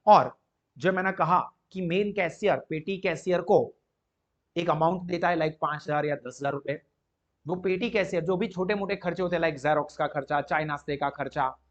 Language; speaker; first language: Hindi; non-native, local second language; Gujarati